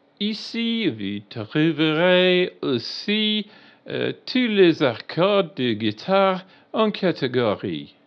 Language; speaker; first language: French; non-native, learner; English